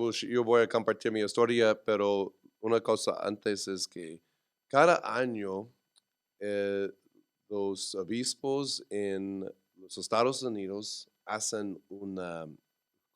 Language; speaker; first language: Spanish; non-native, learner; English